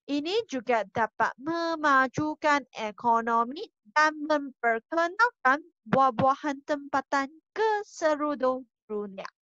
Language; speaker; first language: Malay; non-native, local second language; Chinese